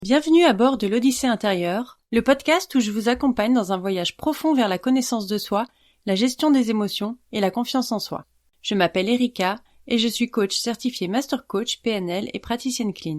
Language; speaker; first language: French; native; French